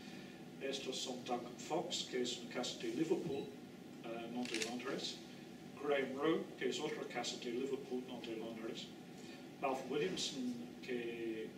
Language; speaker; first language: Spanish; non-native, fluent; English